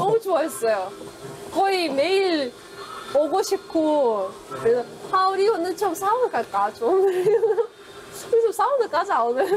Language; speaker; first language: Korean; non-native, fluent; Russian